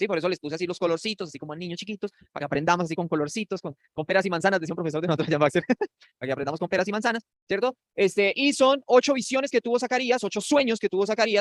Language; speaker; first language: Spanish; native; Spanish